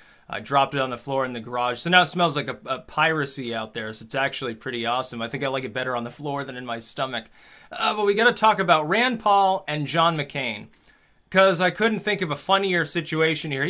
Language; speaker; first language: English; native; English